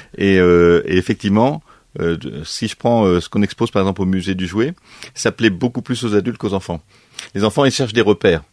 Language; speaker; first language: French; native; French